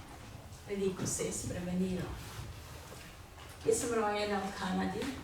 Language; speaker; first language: Slovenian; early bilingual, heritage; Slovenian